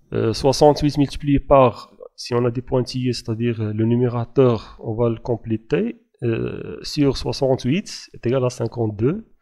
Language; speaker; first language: French; non-native, local second language; Arabic